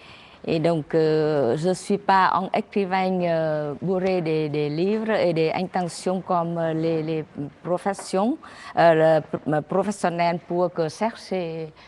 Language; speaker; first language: French; non-native, learner; Vietnamese